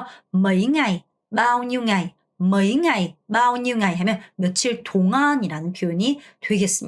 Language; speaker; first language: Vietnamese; non-native, fluent; Korean